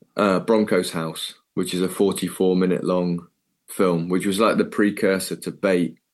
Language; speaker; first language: English; native; English